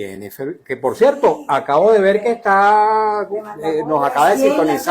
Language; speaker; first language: Spanish; native; Spanish